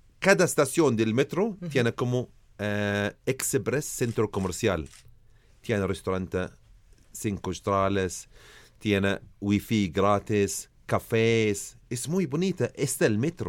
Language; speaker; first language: Spanish; non-native, learner; Arabic